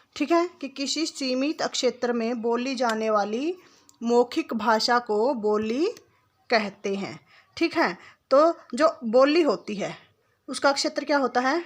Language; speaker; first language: Hindi; native; Hindi